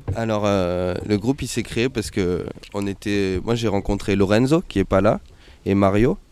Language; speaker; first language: French; native; French